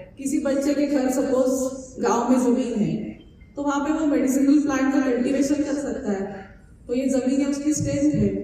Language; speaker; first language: Hindi; non-native, local second language; Marathi